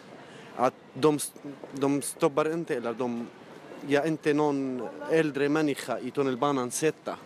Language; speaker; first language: Swedish; non-native, learner; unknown